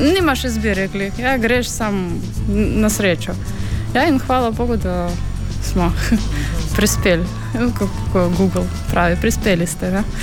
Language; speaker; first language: Slovenian; non-native, fluent; Russian